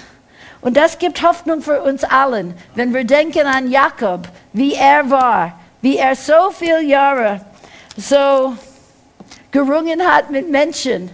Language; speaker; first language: German; non-native, fluent; English